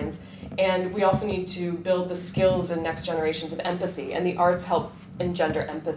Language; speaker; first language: English; native; English